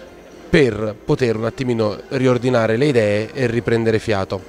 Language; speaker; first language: Italian; native; Italian